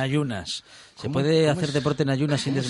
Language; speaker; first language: Spanish; native; Spanish